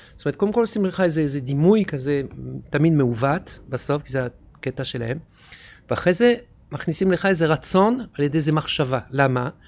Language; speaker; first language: Hebrew; non-native, fluent; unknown